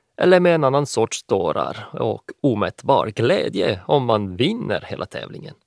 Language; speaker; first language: Swedish; non-native, fluent; French